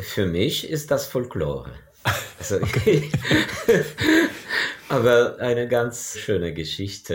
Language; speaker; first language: German; non-native, fluent; Ukrainian